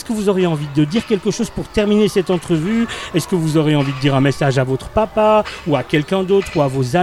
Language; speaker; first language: French; native; French